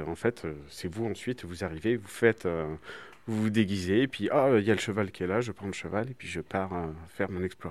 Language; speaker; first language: French; native; French